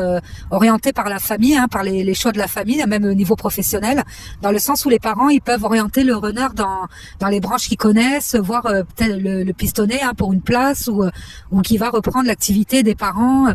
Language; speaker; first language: French; native; French